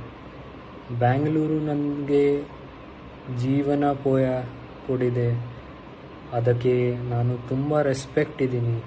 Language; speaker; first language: Kannada; non-native, learner; Hindi